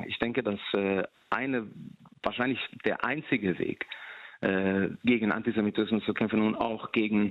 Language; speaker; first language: German; non-native, fluent; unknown